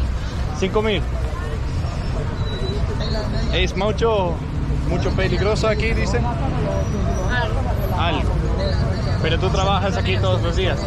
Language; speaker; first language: Spanish; non-native, learner; English